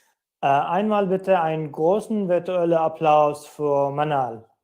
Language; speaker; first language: German; non-native, fluent; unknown